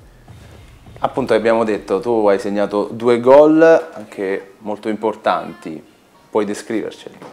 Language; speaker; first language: Italian; native; Italian